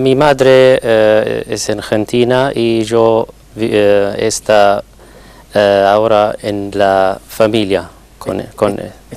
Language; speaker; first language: Spanish; non-native, learner; Arabic